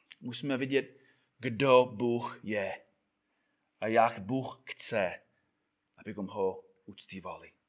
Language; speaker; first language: Czech; non-native, fluent; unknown